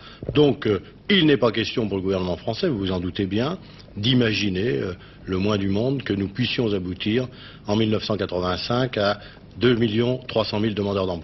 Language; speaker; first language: French; native; French